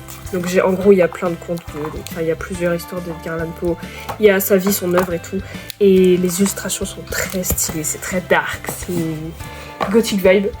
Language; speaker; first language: French; native; French